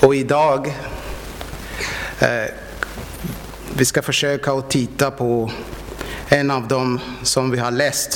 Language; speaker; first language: Swedish; non-native, fluent; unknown